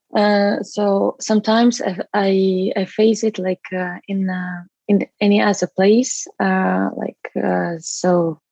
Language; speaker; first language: English; non-native, learner; Russian